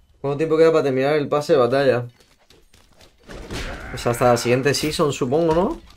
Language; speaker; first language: Spanish; native; Spanish